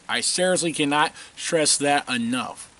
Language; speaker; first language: English; native; English